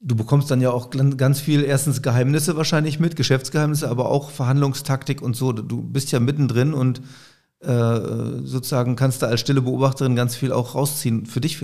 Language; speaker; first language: German; native; German